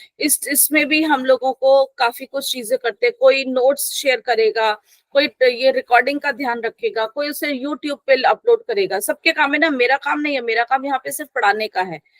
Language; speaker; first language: Hindi; native; Hindi